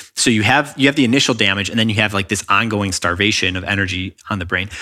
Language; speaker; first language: English; native; English